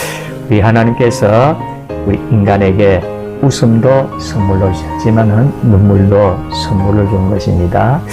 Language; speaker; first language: Korean; native; Korean